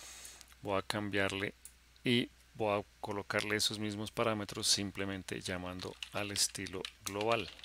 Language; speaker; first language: Spanish; native; Spanish